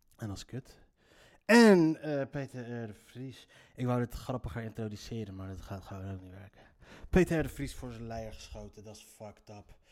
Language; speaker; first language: Dutch; early bilingual, other home language; Riffian